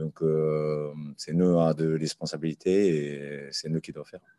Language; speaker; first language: French; non-native, learner; Japanese